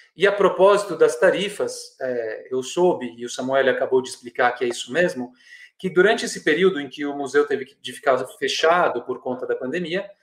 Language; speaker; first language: Portuguese; non-native, fluent; Italian